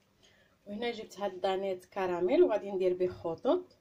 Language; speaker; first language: Arabic; native; Arabic